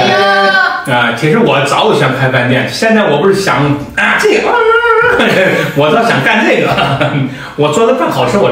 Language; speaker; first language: Chinese; native; Chinese